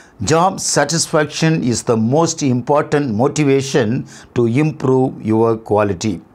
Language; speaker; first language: English; non-native, local second language; Tamil